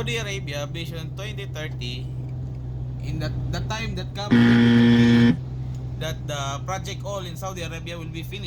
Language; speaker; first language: English; non-native, local second language; Filipino